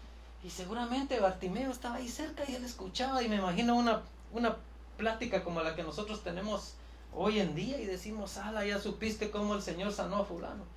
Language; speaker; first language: Spanish; native; Spanish